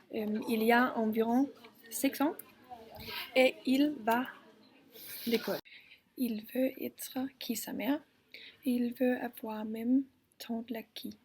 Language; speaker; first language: French; non-native, learner; Danish